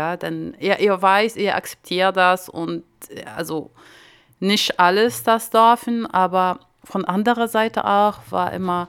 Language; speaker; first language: German; non-native, learner; Arabic